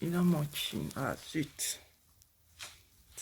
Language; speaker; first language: French; native; French